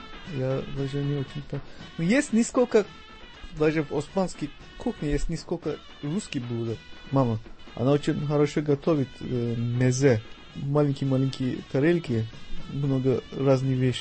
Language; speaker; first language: Russian; non-native, learner; Turkish